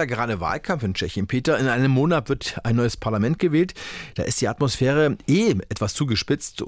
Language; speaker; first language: German; native; German